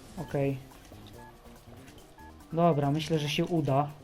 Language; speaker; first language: Polish; native; Polish